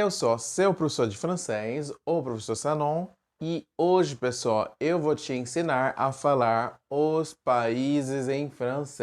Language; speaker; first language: Portuguese; non-native, fluent; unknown